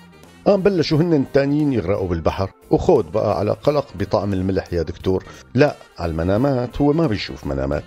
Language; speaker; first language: Arabic; native; Arabic